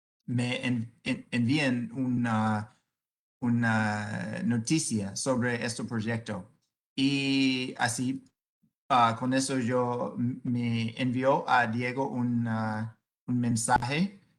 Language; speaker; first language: Spanish; non-native, fluent; English